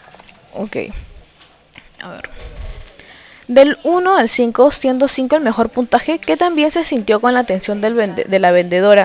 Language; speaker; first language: Spanish; native; Spanish